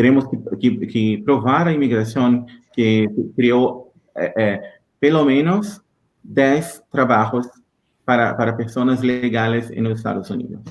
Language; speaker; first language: Spanish; non-native, learner; Portuguese